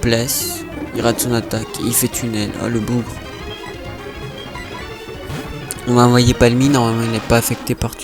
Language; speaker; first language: French; native; French